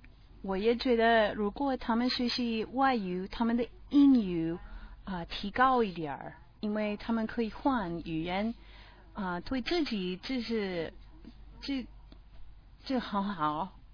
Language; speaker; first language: Chinese; non-native, learner; English